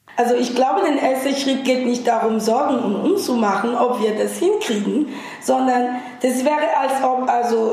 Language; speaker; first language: German; non-native, fluent; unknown